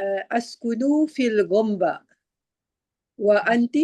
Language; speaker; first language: Arabic; non-native, learner; Malay